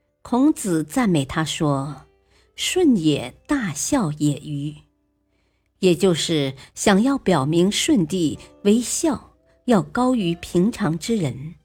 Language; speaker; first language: Chinese; native; Chinese